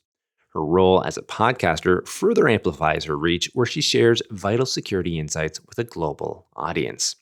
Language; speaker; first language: English; native; English